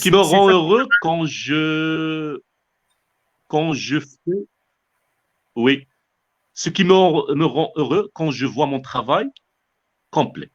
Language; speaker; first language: French; non-native, local second language; Arabic